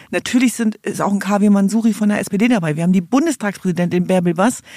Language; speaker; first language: German; native; German